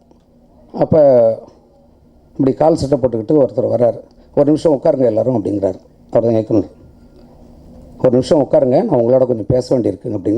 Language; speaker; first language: Tamil; native; Tamil